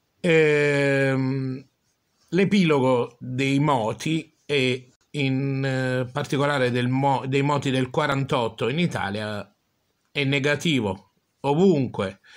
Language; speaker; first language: Italian; native; Italian